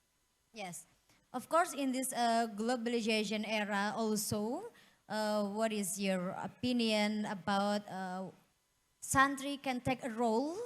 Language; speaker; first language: English; non-native, fluent; Indonesian